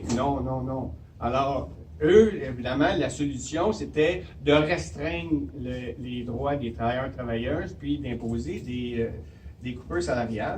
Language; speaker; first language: French; native; French